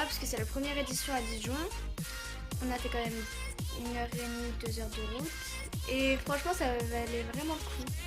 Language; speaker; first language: French; native; French